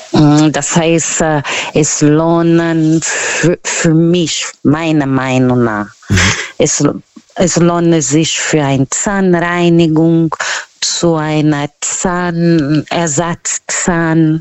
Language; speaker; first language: German; non-native, fluent; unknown